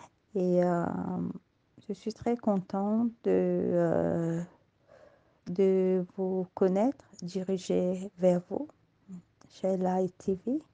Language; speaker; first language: French; non-native, learner; Morisyen